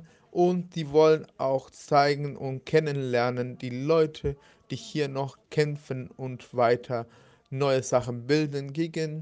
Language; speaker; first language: German; non-native, fluent; Spanish